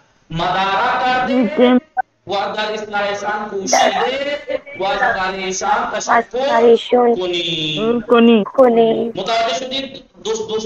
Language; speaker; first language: Persian; non-native, fluent; Urdu